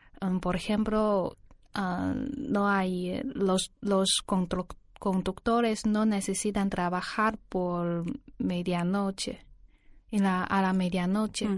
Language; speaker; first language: Spanish; non-native, learner; Chinese